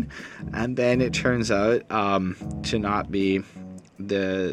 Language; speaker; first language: English; native; English